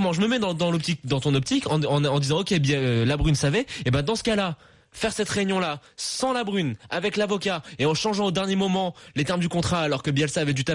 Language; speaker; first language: French; native; French